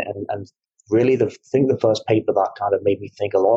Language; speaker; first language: English; native; English